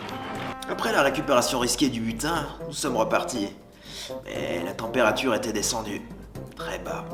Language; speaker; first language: French; native; French